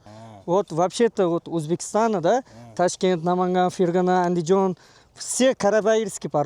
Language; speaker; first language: Russian; non-native, local second language; Uzbek